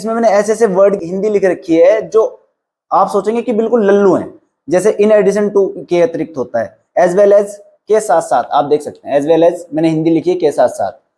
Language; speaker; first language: Hindi; native; Hindi